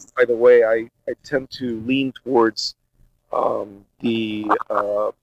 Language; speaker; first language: English; early bilingual, other home language; Portuguese